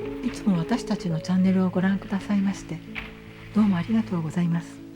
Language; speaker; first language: Japanese; native; Japanese